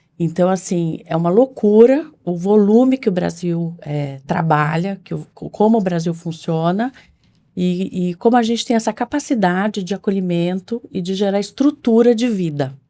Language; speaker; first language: Portuguese; native; Portuguese